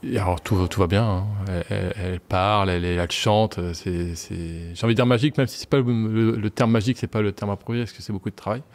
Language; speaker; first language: French; native; French